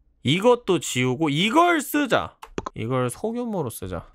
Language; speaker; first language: Korean; native; Korean